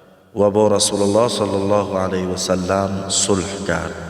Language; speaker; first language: Persian; native; Persian